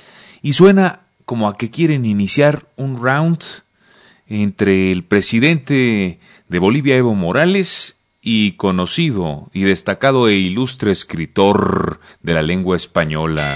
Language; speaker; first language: Spanish; native; Spanish